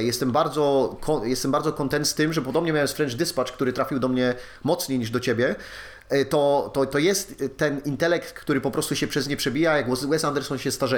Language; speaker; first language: Polish; native; Polish